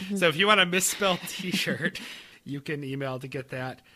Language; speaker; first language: English; native; English